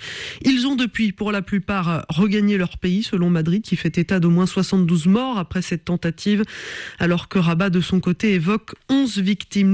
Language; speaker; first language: French; native; French